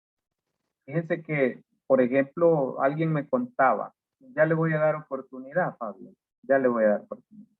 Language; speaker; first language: Spanish; native; Spanish